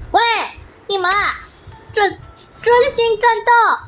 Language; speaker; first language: Chinese; native; Chinese